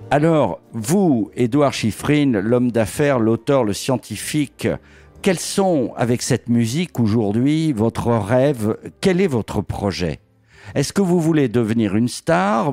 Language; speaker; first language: French; native; French